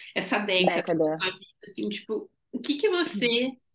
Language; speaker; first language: Portuguese; native; Portuguese